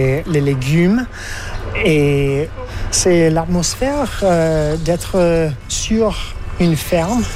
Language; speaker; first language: French; non-native, fluent; English